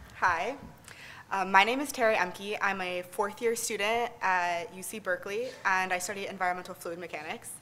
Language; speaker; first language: English; native; English